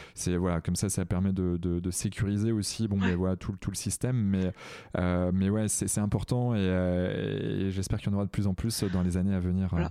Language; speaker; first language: French; native; French